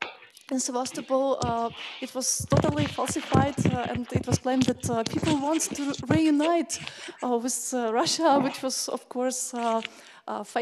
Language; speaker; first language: English; non-native, fluent; Ukrainian